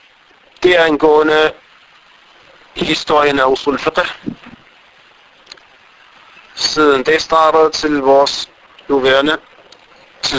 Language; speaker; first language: Danish; non-native, fluent; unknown